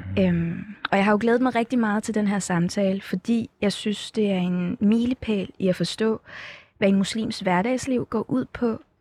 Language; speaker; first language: Danish; native; Danish